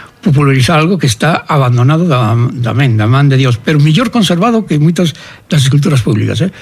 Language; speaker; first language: Galician; native; Galician